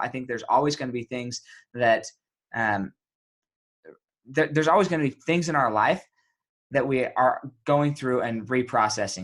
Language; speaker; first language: English; native; English